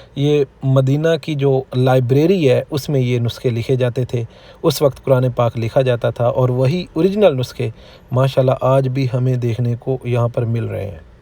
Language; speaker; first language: Urdu; non-native, local second language; Punjabi